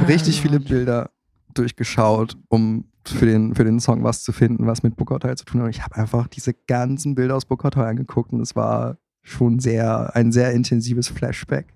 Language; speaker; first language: German; native; German